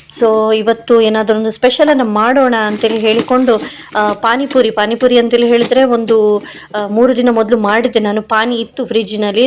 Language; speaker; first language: Kannada; non-native, local second language; Konkani